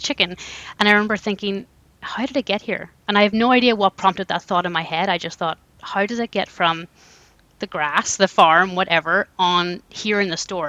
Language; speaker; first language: English; native; English